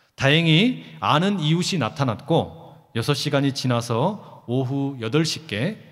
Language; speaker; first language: Korean; native; Korean